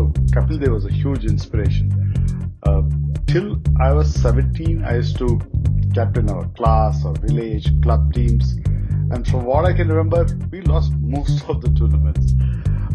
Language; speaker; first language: English; non-native, local second language; Kannada